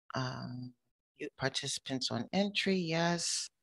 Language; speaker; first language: English; native; English